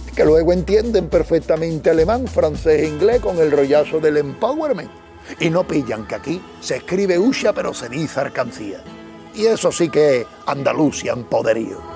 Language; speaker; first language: Spanish; native; Spanish